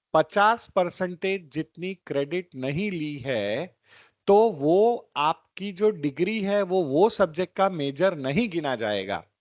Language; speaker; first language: Hindi; non-native, local second language; Gujarati